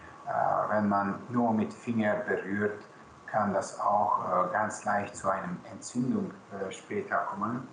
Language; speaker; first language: German; non-native, local second language; Hungarian